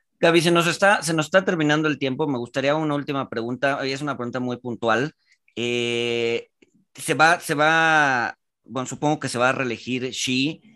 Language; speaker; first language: Spanish; native; Spanish